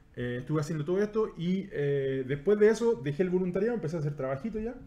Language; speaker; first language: Spanish; native; Spanish